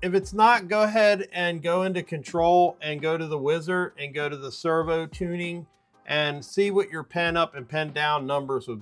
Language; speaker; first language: English; native; English